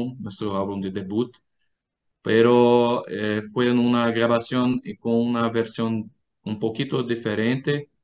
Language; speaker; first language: Spanish; non-native, fluent; Portuguese